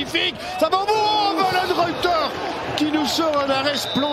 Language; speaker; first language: French; native; French